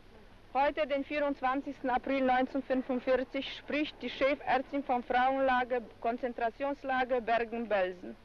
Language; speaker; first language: German; non-native, fluent; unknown